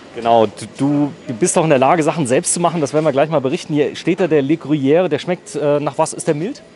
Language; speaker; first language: German; native; German